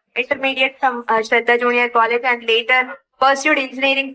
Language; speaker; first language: English; non-native, local second language; Telugu